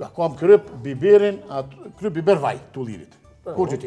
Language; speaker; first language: Albanian; native; Albanian